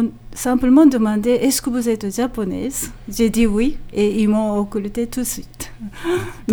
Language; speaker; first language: French; non-native, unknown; Japanese